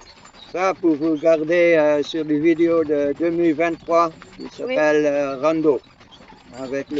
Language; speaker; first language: French; non-native, learner; English